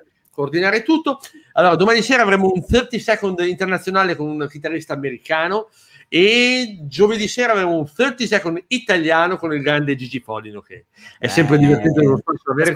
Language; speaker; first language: Italian; native; Italian